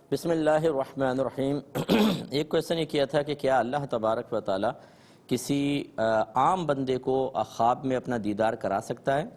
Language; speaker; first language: Urdu; native; Urdu